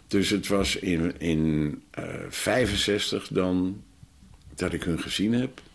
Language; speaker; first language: Dutch; native; Dutch